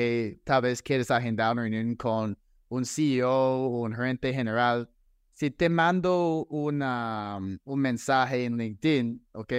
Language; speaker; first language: Spanish; non-native, fluent; English